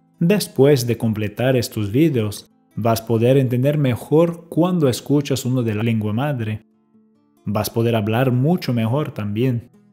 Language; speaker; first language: Spanish; non-native, fluent; English